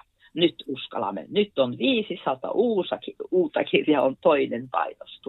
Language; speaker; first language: Finnish; non-native, fluent; Norwegian